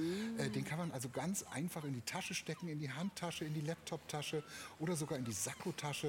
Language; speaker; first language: German; native; German